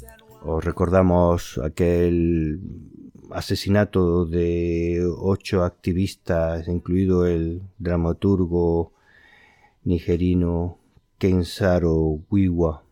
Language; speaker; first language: Spanish; native; Spanish